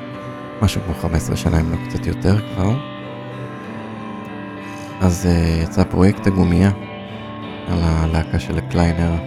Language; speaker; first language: Hebrew; native; Hebrew